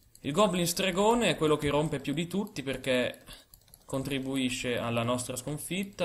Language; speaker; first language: Italian; native; Italian